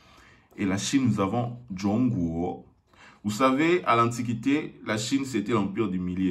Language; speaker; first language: French; non-native, local second language; Lingala